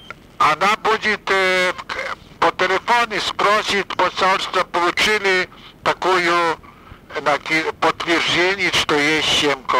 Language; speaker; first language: Russian; non-native, fluent; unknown